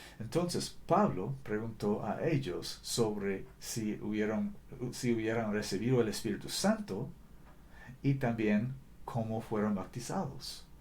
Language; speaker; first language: Spanish; non-native, fluent; English